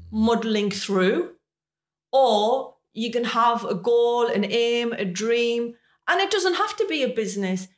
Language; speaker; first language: English; native; English